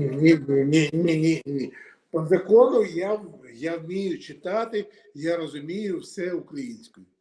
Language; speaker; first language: Ukrainian; non-native, local second language; Russian